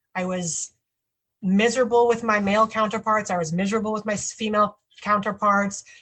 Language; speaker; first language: English; native; English